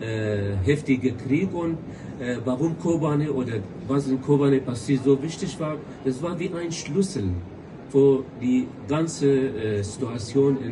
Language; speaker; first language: German; non-native, local second language; Kurdish